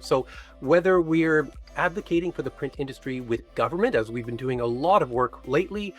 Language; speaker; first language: English; native; English